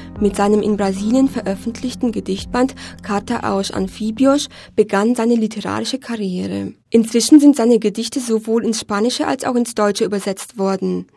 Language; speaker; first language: German; native; German